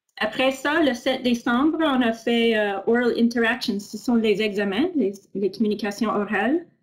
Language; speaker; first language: French; non-native, fluent; English